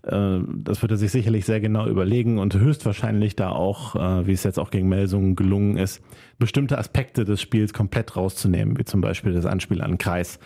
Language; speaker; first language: German; native; German